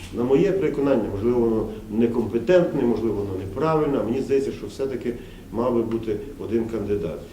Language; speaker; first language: Ukrainian; native; Ukrainian